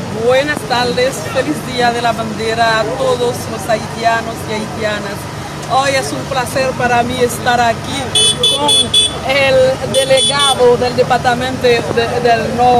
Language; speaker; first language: Spanish; non-native, local second language; Haitian Creole